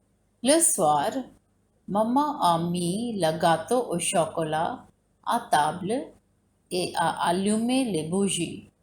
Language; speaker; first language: French; non-native, fluent; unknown